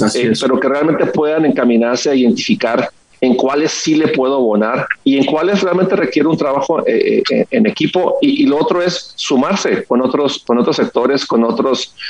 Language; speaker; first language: Spanish; native; Spanish